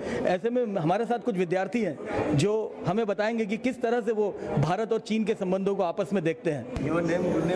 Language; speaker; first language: Hindi; native; Hindi